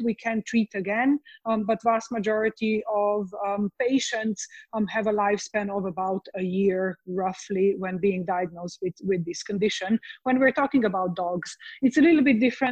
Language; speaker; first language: English; non-native, fluent; Slovenian